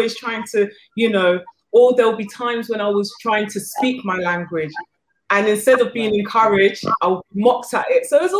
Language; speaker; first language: English; native; English